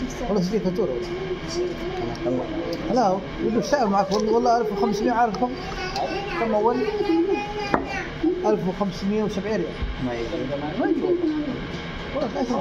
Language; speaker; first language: Arabic; non-native, learner; Bangla